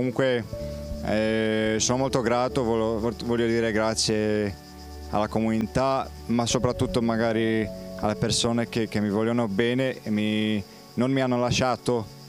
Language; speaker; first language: Italian; non-native, fluent; Polish